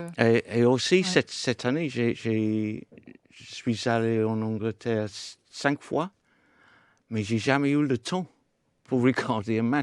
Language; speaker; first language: French; non-native, fluent; English